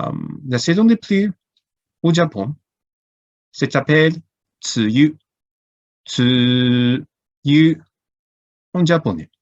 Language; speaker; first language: French; non-native, learner; Cantonese